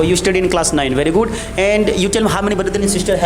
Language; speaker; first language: English; non-native, local second language; Hindi